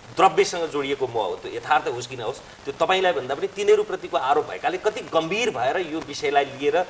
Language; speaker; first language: Nepali; native; Nepali